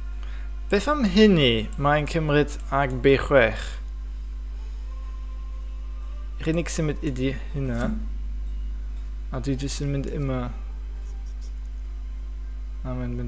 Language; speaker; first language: Welsh; non-native, fluent; English